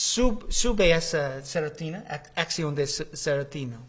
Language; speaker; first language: Spanish; non-native, learner; English